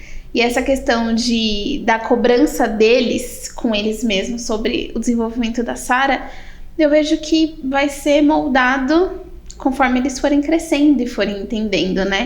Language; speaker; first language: Portuguese; native; Portuguese